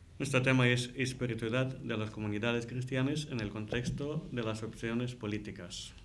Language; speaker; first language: Spanish; non-native, fluent; Ukrainian